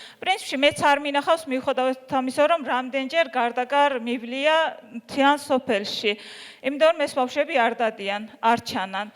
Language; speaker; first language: Georgian; non-native, local second language; Azerbaijani